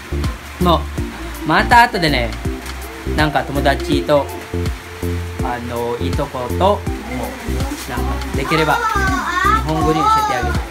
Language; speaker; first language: Japanese; non-native, learner; Filipino